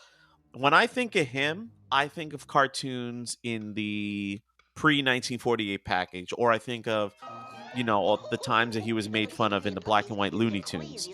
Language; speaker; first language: English; native; English